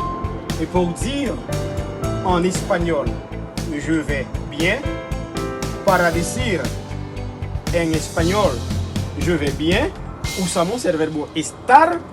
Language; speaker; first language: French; non-native, local second language; Haitian Creole